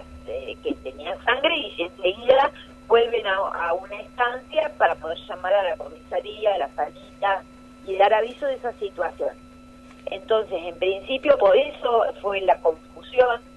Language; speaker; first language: Spanish; native; Spanish